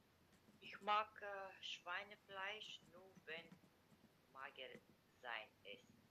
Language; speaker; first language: German; non-native, learner; Macedonian